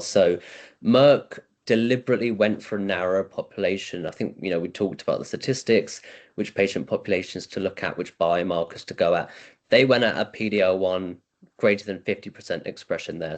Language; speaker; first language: English; native; English